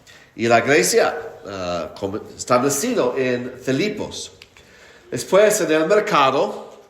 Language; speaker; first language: Spanish; non-native, fluent; English